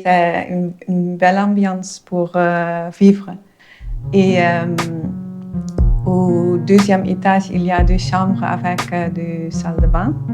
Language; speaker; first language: French; non-native, fluent; Dutch